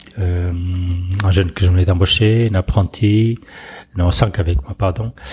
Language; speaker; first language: French; non-native, fluent; Portuguese